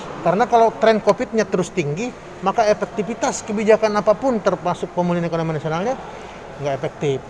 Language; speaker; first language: Indonesian; native; Indonesian